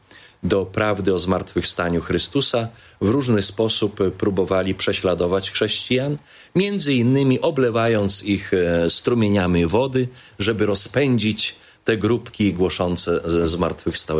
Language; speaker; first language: Polish; native; Polish